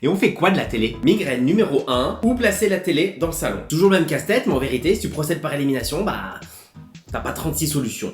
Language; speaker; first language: French; native; French